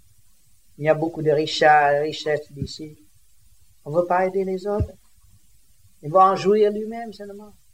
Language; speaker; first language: French; non-native, learner; Vietnamese